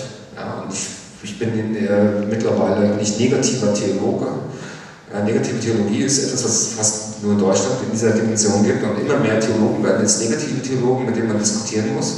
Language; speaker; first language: German; native; German